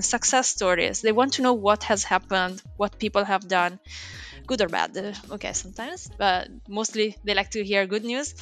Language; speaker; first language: English; non-native, fluent; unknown